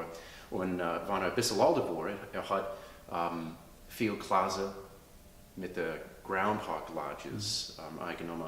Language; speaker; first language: German; early bilingual, heritage; English